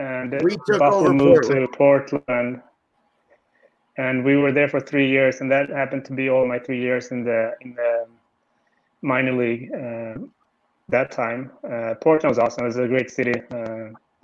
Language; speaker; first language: English; non-native, fluent; Swedish